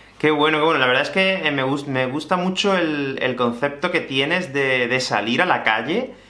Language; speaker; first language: Spanish; native; Spanish